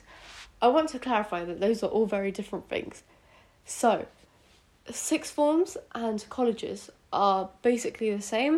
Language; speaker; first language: English; native; English